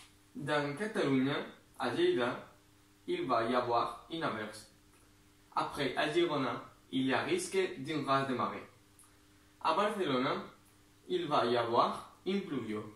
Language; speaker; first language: French; non-native, learner; Spanish